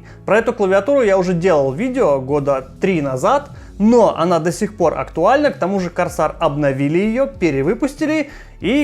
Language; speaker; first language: Russian; native; Russian